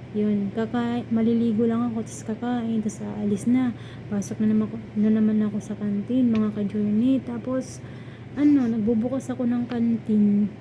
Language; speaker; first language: Filipino; non-native, local second language; Waray